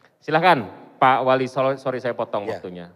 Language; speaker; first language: Indonesian; native; Indonesian